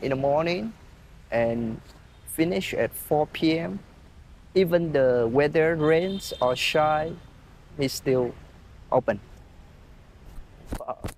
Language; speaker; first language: English; non-native, fluent; Vietnamese